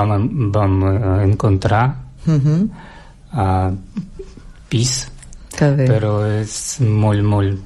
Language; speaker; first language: Catalan; non-native, learner; Russian